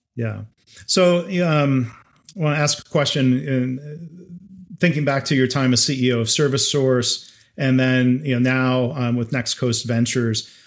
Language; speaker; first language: English; native; English